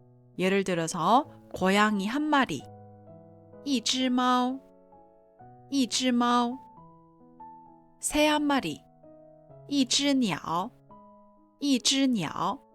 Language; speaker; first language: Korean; non-native, fluent; Chinese